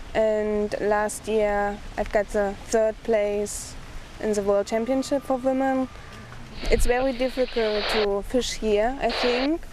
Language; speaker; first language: English; non-native, fluent; German